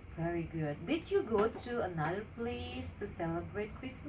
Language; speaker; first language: English; non-native, learner; Indonesian